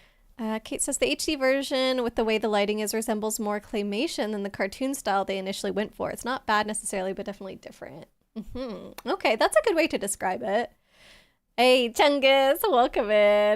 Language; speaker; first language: English; native; English